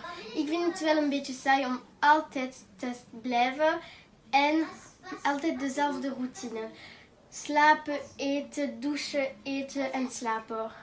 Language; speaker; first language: Dutch; non-native, local second language; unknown